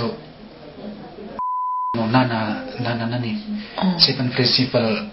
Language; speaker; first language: Japanese; non-native, learner; Indonesian